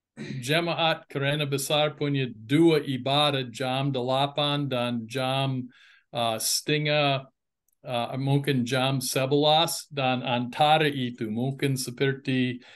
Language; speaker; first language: Indonesian; non-native, fluent; English